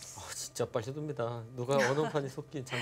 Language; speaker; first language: Korean; native; Korean